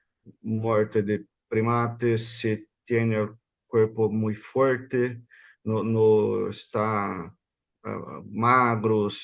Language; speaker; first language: Spanish; non-native, fluent; Portuguese